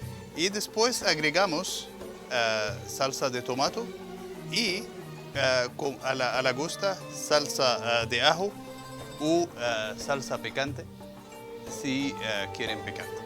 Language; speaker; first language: Spanish; non-native, fluent; Arabic